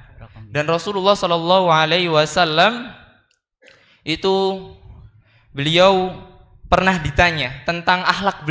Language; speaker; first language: Indonesian; native; Indonesian